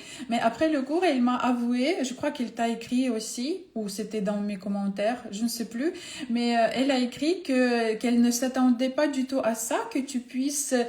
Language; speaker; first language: French; non-native, fluent; Ukrainian